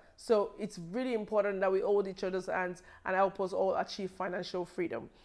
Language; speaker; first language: English; non-native, local second language; Yoruba